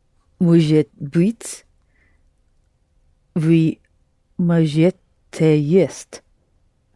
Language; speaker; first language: Russian; non-native, learner; English